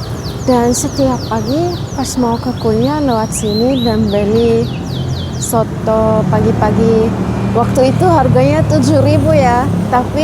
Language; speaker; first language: Indonesian; non-native, fluent; Arabic